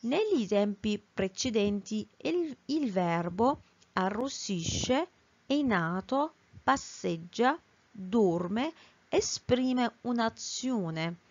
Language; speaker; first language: Italian; non-native, fluent; Arabic